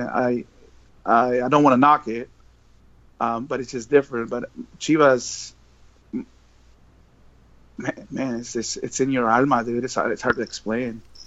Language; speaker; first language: English; early bilingual, other home language; Spanish